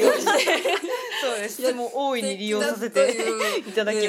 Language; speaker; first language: Japanese; native; Japanese